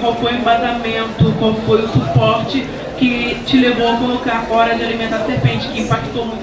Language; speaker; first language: Portuguese; native; Portuguese